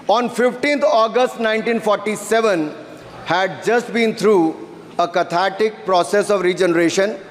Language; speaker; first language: English; non-native, local second language; Hindi